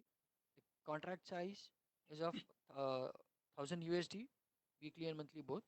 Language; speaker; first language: English; non-native, local second language; Hindi